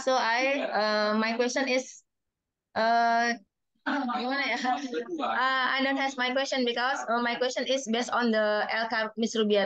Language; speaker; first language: English; non-native, learner; Indonesian